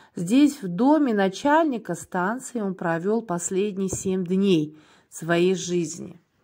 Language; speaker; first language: Russian; non-native, local second language; Kyrgyz